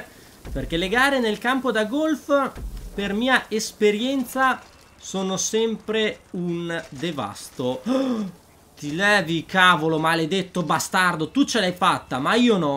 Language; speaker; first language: Italian; native; Italian